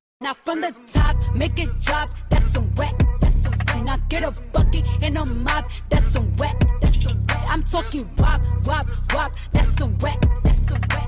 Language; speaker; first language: English; native; English